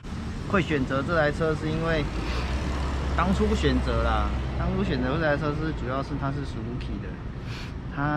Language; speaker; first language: Chinese; native; Chinese